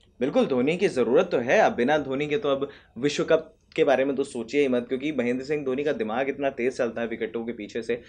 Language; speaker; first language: Hindi; native; Hindi